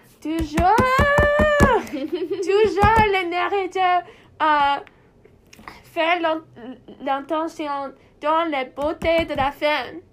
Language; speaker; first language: French; non-native, learner; English